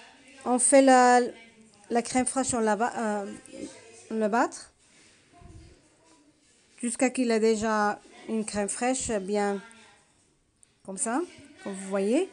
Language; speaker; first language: French; non-native, learner; Arabic